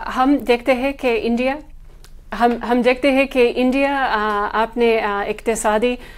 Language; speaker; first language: Hindi; non-native, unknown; English